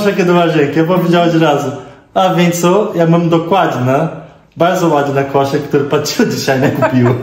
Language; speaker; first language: Polish; non-native, learner; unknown